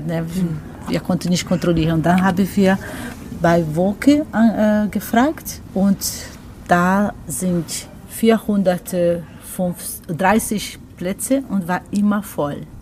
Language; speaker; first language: German; non-native, learner; Portuguese